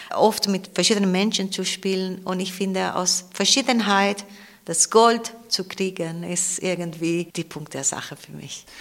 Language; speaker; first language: German; non-native, fluent; Spanish